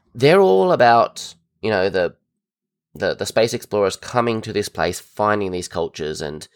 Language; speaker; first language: English; native; English